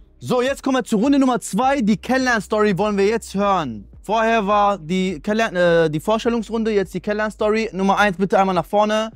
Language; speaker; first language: German; early bilingual, other home language; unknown